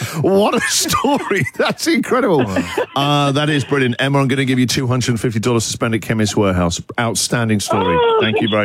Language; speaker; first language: English; native; English